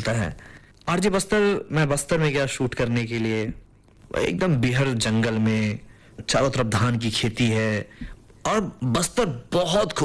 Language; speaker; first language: Hindi; non-native, local second language; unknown